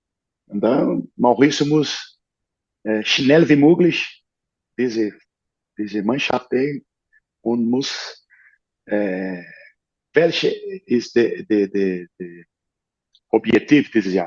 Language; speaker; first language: German; non-native, learner; Portuguese